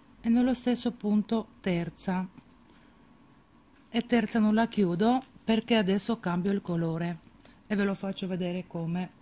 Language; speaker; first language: Italian; non-native, fluent; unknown